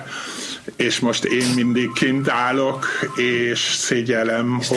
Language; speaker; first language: Hungarian; non-native, fluent; German